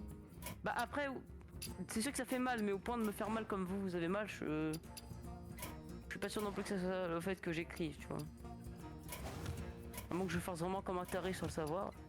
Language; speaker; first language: French; native; French